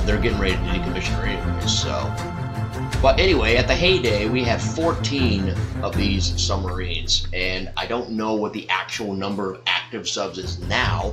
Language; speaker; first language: English; native; English